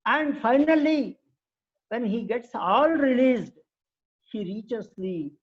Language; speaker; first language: English; non-native, local second language; Telugu